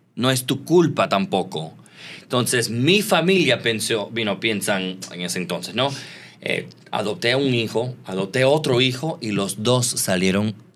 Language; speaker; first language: Spanish; native; Spanish